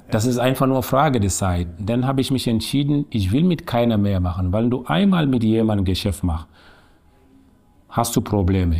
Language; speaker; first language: German; non-native, learner; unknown